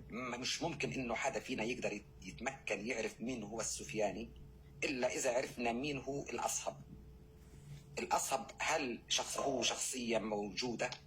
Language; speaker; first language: Arabic; native; Arabic